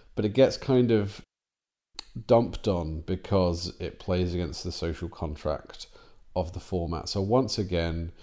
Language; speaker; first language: English; native; English